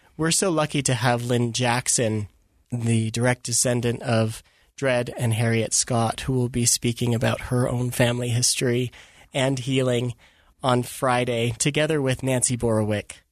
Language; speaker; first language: English; early bilingual, other home language; Filipino